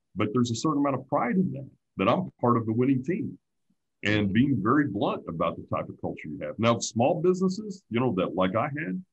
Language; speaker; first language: English; native; English